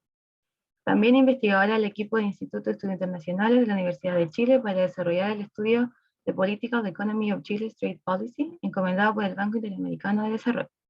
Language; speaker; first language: Spanish; native; Spanish